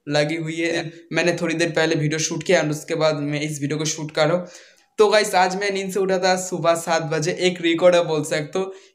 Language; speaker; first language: Hindi; non-native, local second language; Bangla